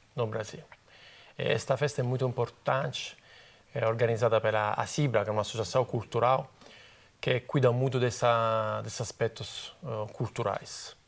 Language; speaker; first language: Portuguese; non-native, fluent; Italian